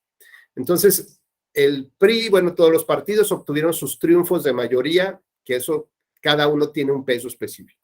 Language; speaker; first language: Spanish; native; Spanish